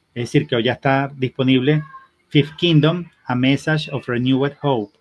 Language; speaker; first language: Spanish; native; Spanish